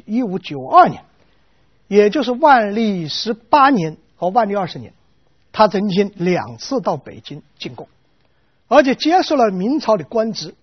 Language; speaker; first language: Chinese; native; Chinese